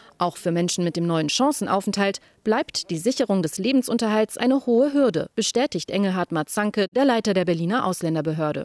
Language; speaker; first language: German; native; German